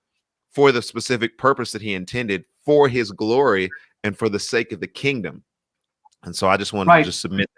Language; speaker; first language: English; native; English